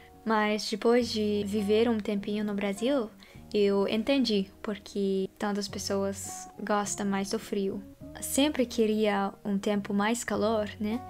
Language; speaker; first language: Portuguese; non-native, fluent; Dutch